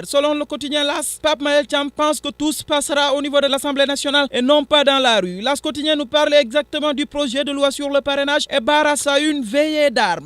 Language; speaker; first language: French; non-native, local second language; Wolof